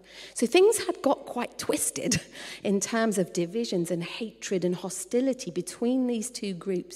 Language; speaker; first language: English; native; English